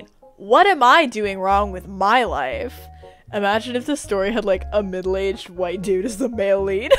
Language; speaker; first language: English; native; English